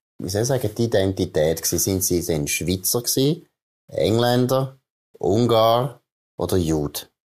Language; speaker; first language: German; native; German